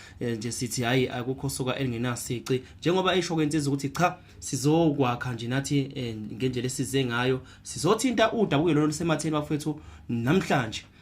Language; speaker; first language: Zulu; native; Zulu